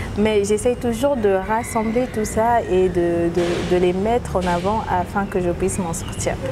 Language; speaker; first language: French; non-native, local second language; Lingala